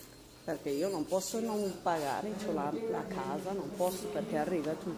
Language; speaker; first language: Italian; non-native, fluent; Arabic